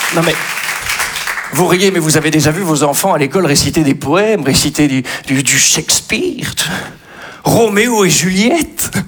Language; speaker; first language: French; native; French